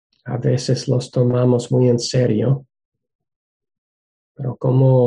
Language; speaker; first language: Spanish; non-native, fluent; English